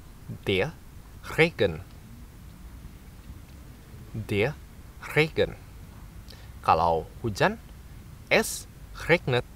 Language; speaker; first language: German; non-native, fluent; Indonesian